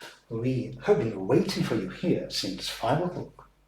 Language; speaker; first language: English; non-native, fluent; Ukrainian